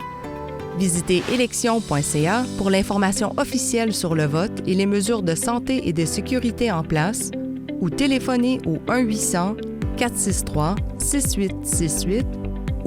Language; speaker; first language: French; native; French